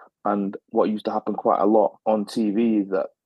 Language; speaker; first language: English; native; English